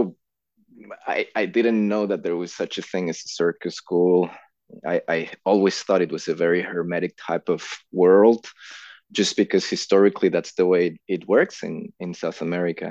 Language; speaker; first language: English; non-native, fluent; Spanish